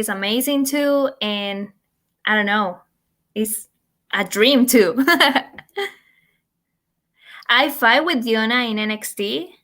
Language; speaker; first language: English; non-native, learner; Spanish